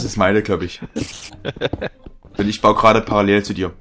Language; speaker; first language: German; native; German